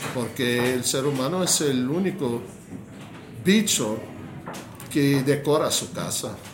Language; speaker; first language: Spanish; non-native, fluent; English